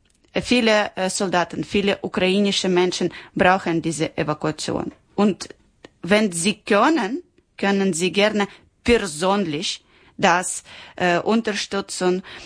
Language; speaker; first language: German; non-native, learner; Ukrainian